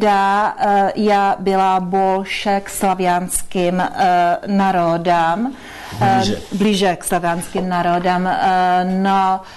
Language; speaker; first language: Russian; non-native, learner; Czech